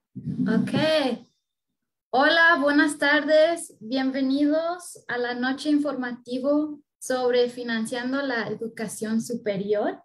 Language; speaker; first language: Spanish; early bilingual, heritage; Spanish